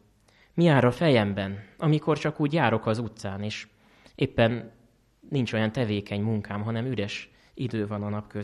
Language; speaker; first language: Hungarian; native; Hungarian